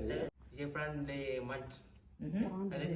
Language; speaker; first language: French; non-native, learner; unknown